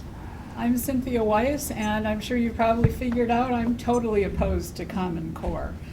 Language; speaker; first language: English; native; English